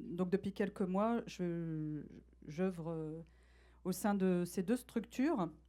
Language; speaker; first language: French; native; French